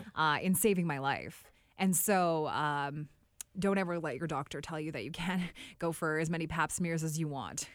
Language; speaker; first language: English; native; English